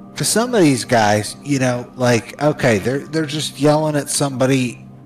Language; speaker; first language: English; native; English